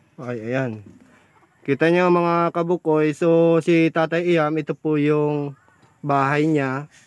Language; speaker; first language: Filipino; native; Filipino